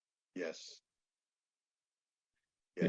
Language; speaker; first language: English; non-native, learner; Portuguese